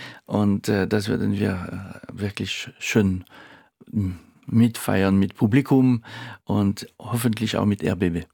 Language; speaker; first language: German; non-native, fluent; French